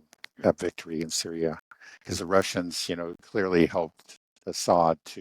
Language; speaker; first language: English; native; English